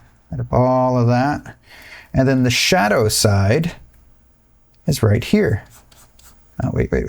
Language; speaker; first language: English; native; English